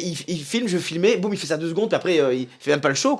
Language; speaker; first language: French; native; French